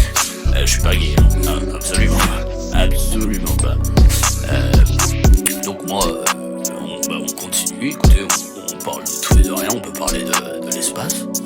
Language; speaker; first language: French; native; French